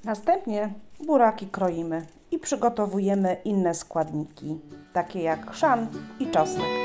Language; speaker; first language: Polish; native; Polish